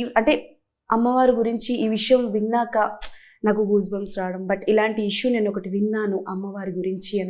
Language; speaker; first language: Telugu; native; Telugu